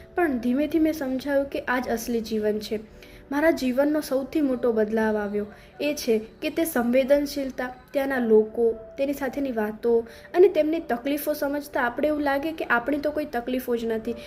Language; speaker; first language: Gujarati; native; Gujarati